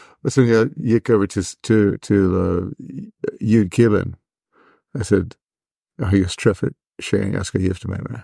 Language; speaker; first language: Swedish; non-native, fluent; English